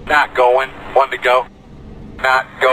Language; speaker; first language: English; native; English